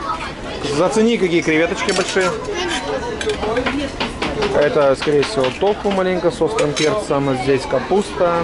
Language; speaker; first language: Russian; native; Russian